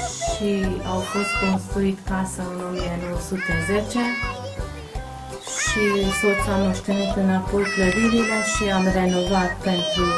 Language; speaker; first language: Romanian; non-native, local second language; Hungarian